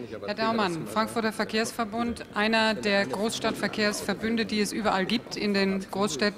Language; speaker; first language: German; native; German